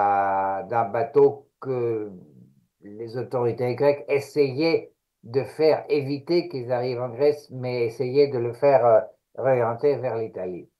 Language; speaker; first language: French; non-native, fluent; Greek